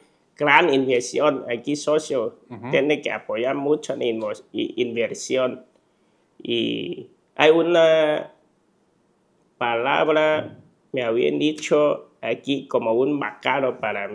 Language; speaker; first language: Spanish; non-native, learner; Chinese